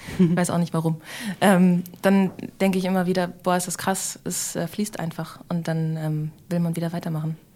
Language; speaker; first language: German; native; German